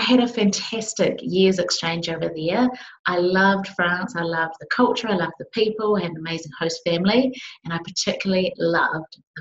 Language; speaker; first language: English; native; English